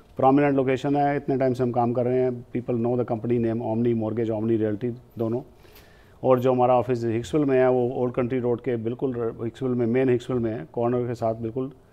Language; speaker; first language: Hindi; native; Hindi